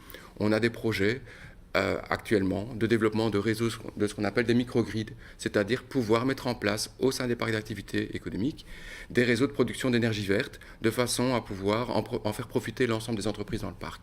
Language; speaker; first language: French; native; French